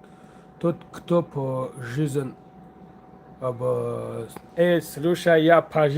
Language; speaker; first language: Russian; non-native, learner; Tajik